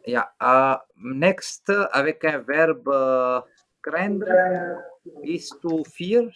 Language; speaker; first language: French; non-native, fluent; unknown